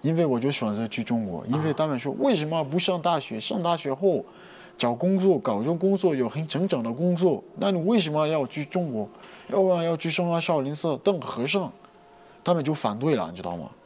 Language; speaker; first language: Chinese; non-native, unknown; French